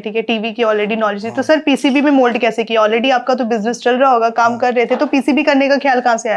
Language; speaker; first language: Hindi; native; Hindi